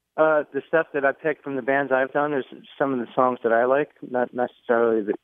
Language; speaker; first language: English; native; English